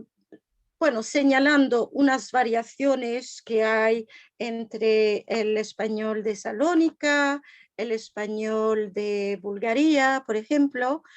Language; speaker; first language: Spanish; non-native, fluent; French